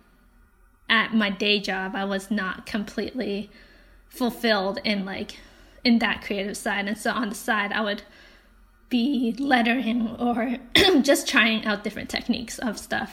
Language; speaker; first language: English; non-native, local second language; Cantonese